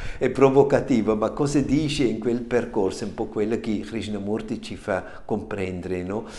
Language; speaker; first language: Italian; non-native, fluent; German